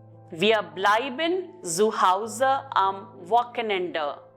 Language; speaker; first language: German; non-native, fluent; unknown